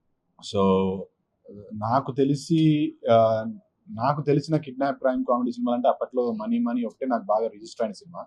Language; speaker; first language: Telugu; native; Telugu